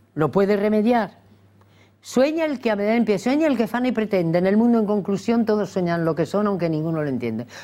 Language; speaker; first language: Spanish; native; Spanish